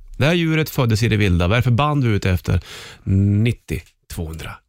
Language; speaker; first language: Swedish; native; Swedish